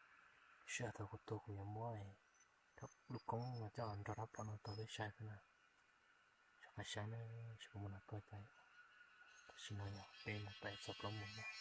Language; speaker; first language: Thai; non-native, local second language; Hmong